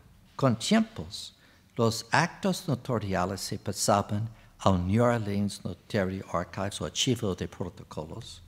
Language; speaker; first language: Spanish; non-native, fluent; English